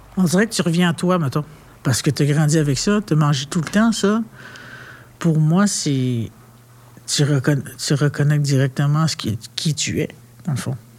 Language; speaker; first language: French; non-native, local second language; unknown